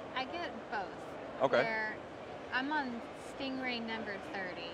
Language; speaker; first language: English; native; English